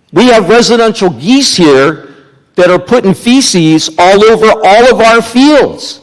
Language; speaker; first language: English; native; English